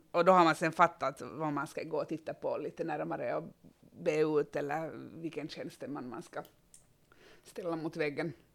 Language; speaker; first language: Swedish; native; Swedish